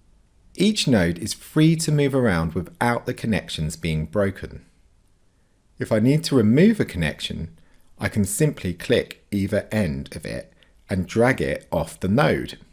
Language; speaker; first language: English; native; English